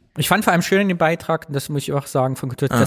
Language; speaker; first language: German; native; German